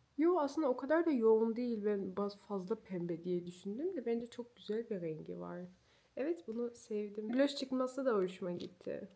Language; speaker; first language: Turkish; native; Turkish